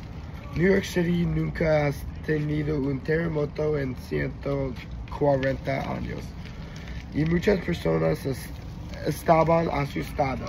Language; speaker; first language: Spanish; non-native, learner; English